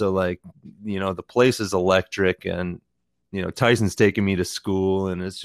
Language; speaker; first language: English; native; English